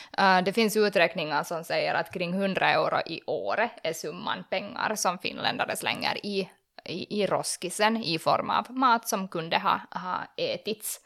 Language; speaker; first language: Swedish; native; Swedish